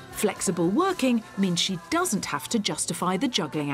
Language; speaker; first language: English; native; English